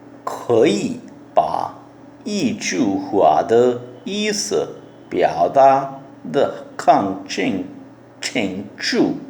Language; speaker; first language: Chinese; non-native, learner; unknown